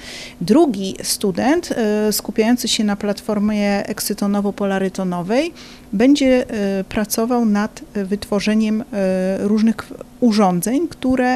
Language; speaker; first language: Polish; native; Polish